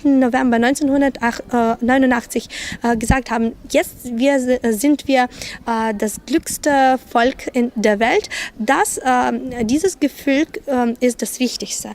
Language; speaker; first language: German; non-native, fluent; Ukrainian